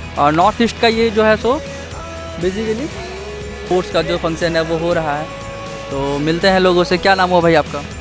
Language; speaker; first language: Hindi; native; Hindi